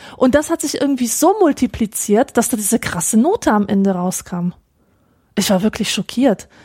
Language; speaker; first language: German; native; German